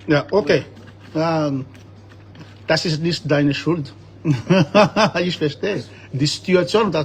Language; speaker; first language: German; non-native, fluent; Malagasy